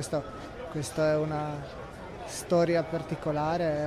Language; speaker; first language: Italian; non-native, fluent; Slovenian